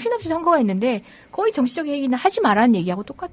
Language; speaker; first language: Korean; native; Korean